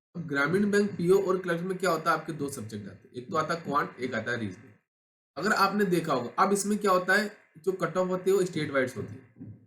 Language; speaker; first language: Hindi; native; Hindi